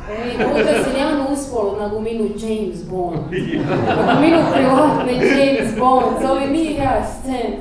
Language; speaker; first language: Estonian; non-native, learner; Croatian